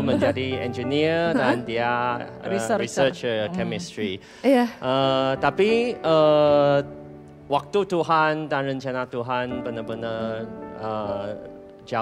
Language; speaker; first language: Indonesian; non-native, fluent; Chinese